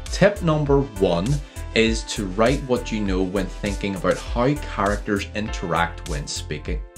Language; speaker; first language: English; native; English